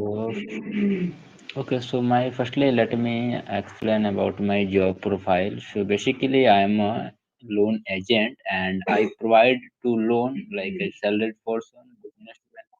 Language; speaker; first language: English; non-native, local second language; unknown